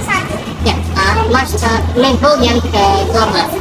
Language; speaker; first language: Indonesian; non-native, learner; Russian